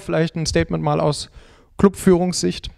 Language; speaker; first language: German; native; German